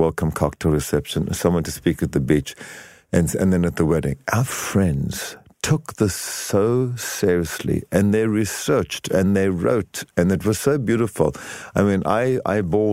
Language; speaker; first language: English; native; English